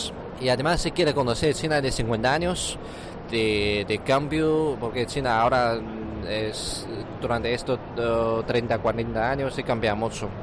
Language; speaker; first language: Spanish; non-native, fluent; Chinese